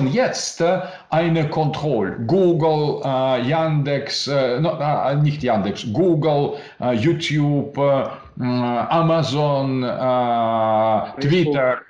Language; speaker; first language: German; non-native, learner; Russian